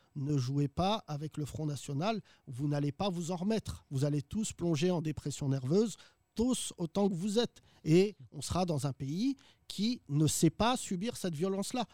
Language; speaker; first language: French; early bilingual, other home language; Arabic